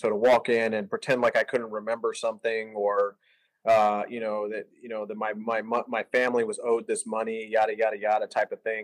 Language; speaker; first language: English; native; English